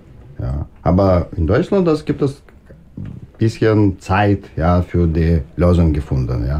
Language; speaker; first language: German; non-native, learner; Russian